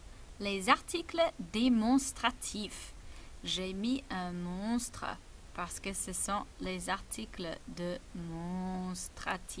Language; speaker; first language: French; non-native, fluent; English